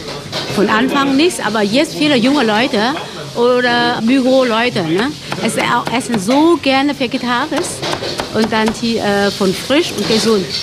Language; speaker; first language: German; non-native, learner; Vietnamese